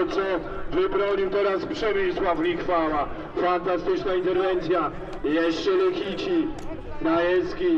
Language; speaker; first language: Polish; native; Polish